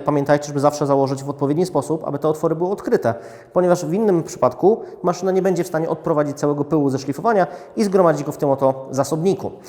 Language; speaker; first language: Polish; native; Polish